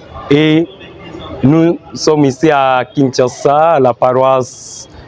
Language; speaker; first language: French; non-native, learner; Portuguese